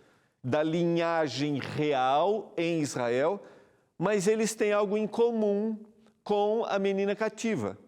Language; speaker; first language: Portuguese; native; Portuguese